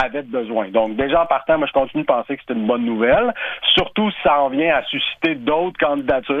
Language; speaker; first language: French; native; French